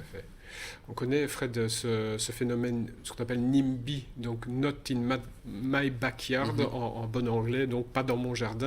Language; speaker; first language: French; native; French